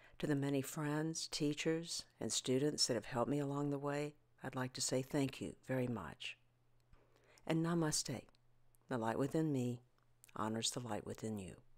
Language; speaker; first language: English; native; English